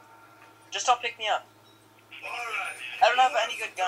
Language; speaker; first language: English; native; English